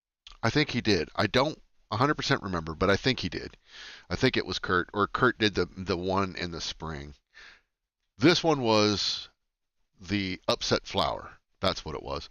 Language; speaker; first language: English; native; English